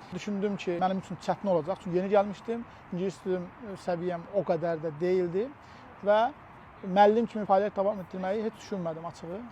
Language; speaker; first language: Azerbaijani; native; Azerbaijani